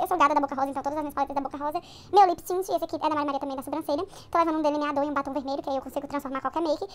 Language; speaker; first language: Portuguese; native; Portuguese